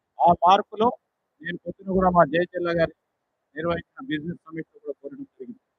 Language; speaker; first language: Telugu; native; Telugu